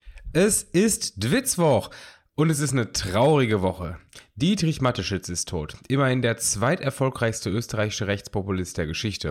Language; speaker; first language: German; native; German